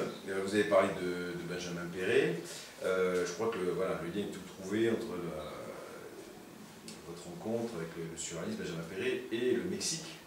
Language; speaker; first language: French; native; French